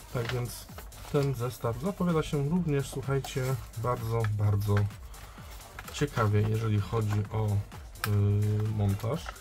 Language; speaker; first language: Polish; native; Polish